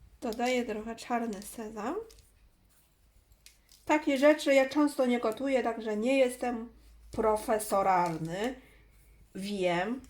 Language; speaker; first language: Polish; non-native, learner; Chinese